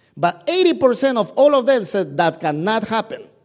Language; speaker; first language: English; non-native, fluent; Spanish